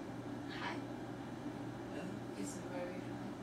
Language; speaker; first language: English; non-native, learner; Chinese